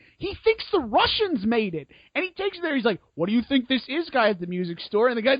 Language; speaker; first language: English; native; English